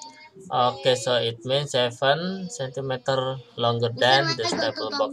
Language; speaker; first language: English; non-native, learner; Indonesian